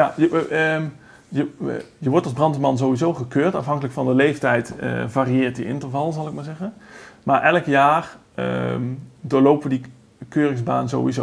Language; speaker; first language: Dutch; native; Dutch